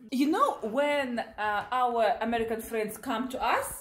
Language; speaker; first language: English; non-native, learner; Russian